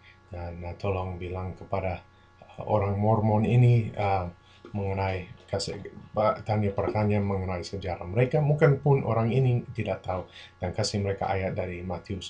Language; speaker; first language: Indonesian; non-native, fluent; English